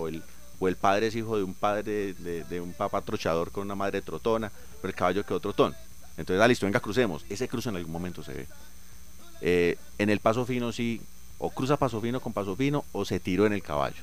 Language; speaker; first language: Spanish; native; Spanish